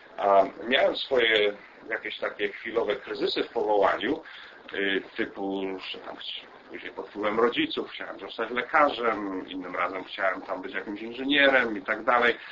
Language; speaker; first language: Polish; native; Polish